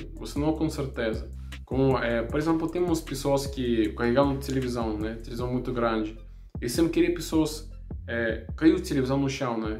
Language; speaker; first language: Portuguese; non-native, learner; Russian